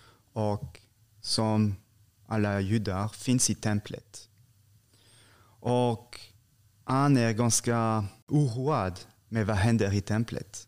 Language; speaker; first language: Swedish; non-native, fluent; French